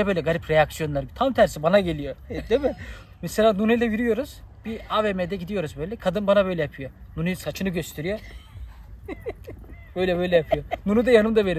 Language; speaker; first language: Turkish; native; Turkish